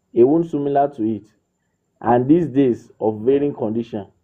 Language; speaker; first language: English; non-native, local second language; Yoruba